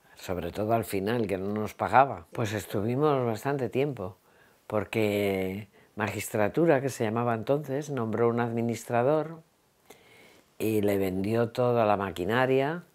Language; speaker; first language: Spanish; native; Spanish